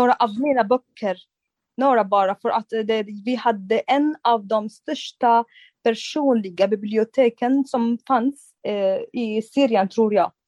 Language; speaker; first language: Swedish; non-native, fluent; Arabic